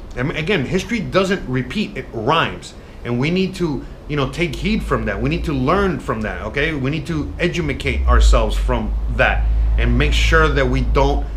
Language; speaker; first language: English; native; English